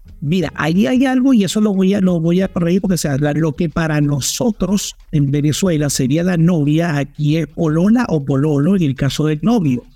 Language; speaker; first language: Spanish; native; Spanish